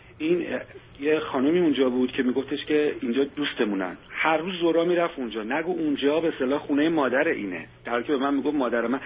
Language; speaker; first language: Persian; native; Persian